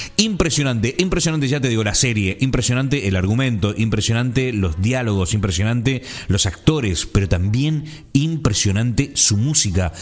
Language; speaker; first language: Spanish; native; Spanish